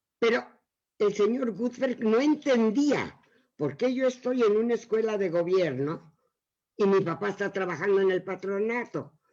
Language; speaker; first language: Spanish; early bilingual, other home language; Yiddish